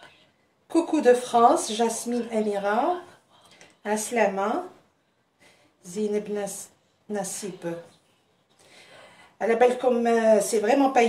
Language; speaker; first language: French; non-native, local second language; Arabic